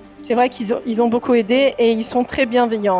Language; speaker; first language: French; native; French